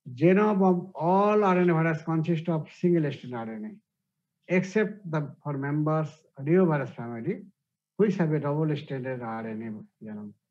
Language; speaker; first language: English; non-native, local second language; Bangla